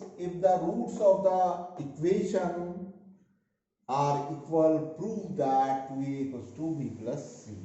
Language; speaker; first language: English; non-native, local second language; Hindi